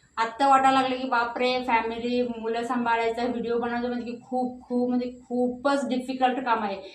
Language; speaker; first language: Marathi; non-native, local second language; Hindi